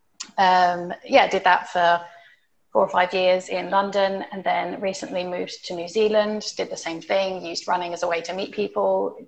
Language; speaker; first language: English; native; English